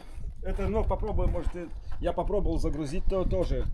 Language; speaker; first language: Russian; non-native, learner; Lithuanian